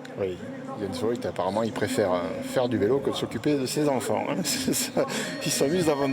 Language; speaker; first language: French; native; French